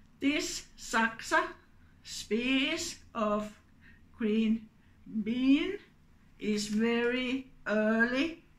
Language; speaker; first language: English; non-native, learner; Finnish